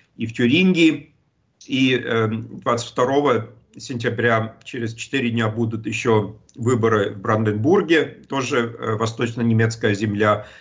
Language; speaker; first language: Russian; non-native, fluent; German